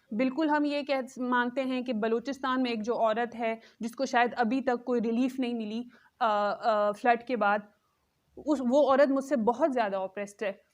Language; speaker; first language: Urdu; non-native, local second language; Khowar